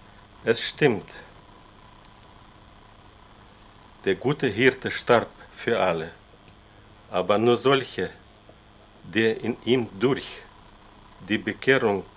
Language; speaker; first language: German; non-native, fluent; Russian